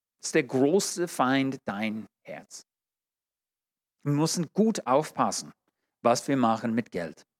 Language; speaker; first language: German; non-native, fluent; English